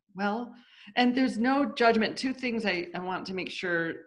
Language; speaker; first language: English; native; English